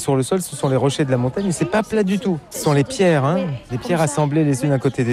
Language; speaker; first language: French; native; French